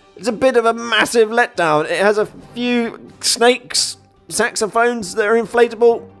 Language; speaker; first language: English; native; English